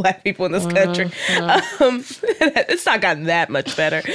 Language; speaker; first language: English; native; English